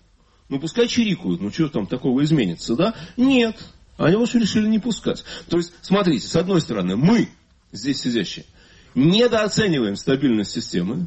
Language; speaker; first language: Russian; native; Russian